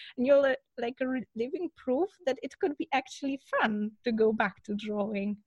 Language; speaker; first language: English; non-native, fluent; Polish